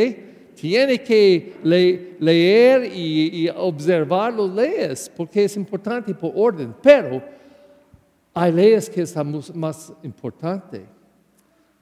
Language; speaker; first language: Spanish; non-native, learner; English